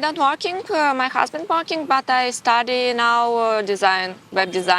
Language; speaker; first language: English; non-native, learner; Ukrainian